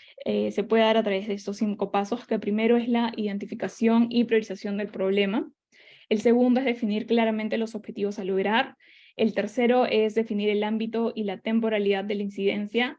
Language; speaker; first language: Spanish; native; Spanish